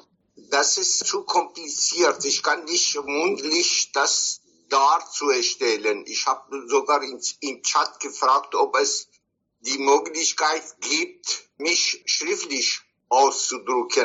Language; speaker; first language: German; non-native, fluent; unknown